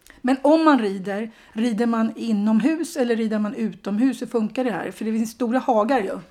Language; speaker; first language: Swedish; native; Swedish